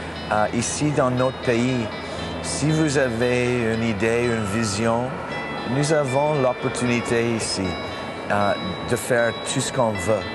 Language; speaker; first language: French; non-native, learner; English